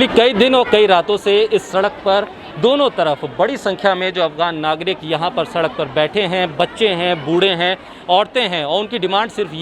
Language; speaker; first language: Hindi; native; Hindi